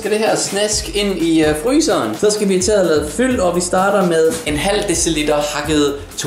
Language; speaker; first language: Danish; native; Danish